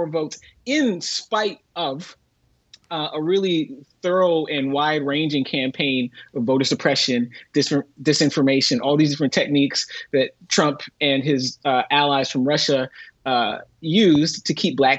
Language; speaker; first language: English; native; English